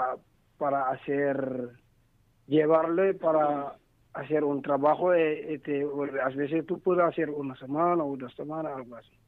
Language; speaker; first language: Spanish; non-native, learner; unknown